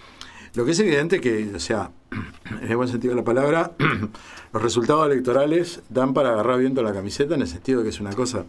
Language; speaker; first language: Spanish; native; Spanish